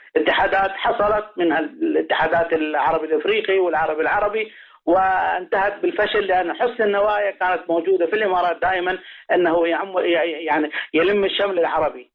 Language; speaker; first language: Arabic; native; Arabic